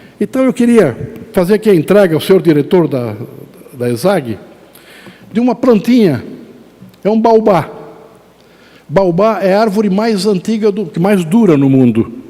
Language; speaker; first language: Portuguese; native; Portuguese